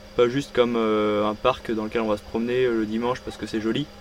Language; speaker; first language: French; native; French